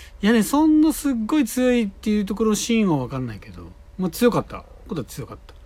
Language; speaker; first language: Japanese; native; Japanese